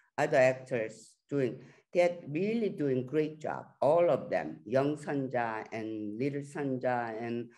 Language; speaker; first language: English; non-native, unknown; Korean